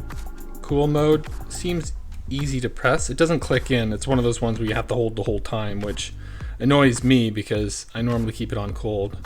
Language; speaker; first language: English; native; English